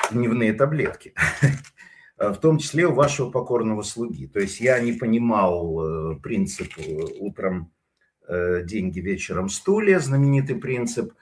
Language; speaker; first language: Russian; native; Russian